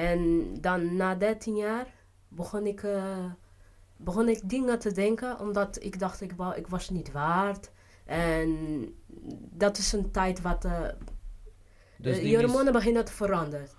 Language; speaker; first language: Dutch; non-native, fluent; Portuguese